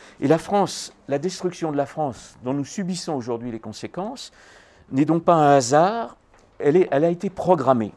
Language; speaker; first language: French; native; French